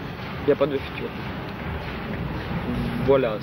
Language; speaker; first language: French; non-native, fluent; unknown